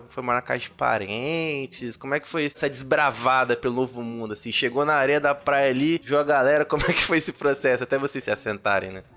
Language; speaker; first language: Portuguese; native; Portuguese